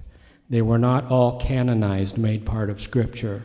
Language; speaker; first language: English; native; English